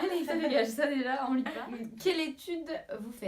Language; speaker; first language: French; native; French